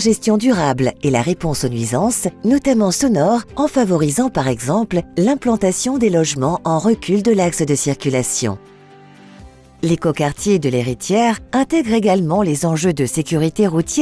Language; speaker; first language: French; native; French